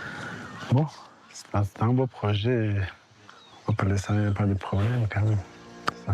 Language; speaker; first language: French; non-native, local second language; Kinyarwanda